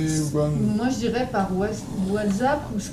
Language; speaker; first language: French; native; French